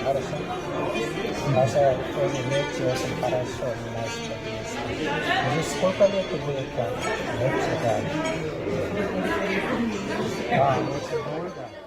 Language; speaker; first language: Russian; non-native, learner; Korean